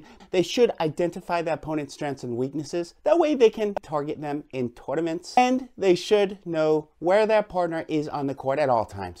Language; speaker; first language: English; native; English